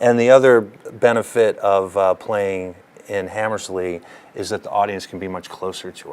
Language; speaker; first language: English; early bilingual, other home language; German